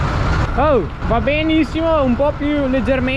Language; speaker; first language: Italian; native; Italian